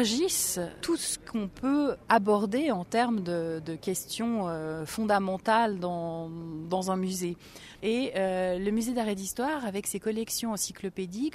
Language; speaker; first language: French; native; French